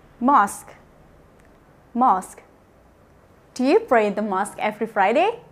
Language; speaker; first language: English; non-native, fluent; Indonesian